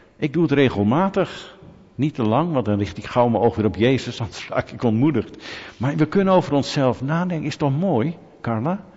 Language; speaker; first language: Dutch; native; Dutch